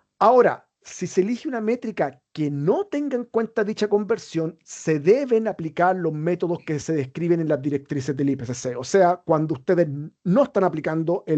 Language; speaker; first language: Spanish; native; Spanish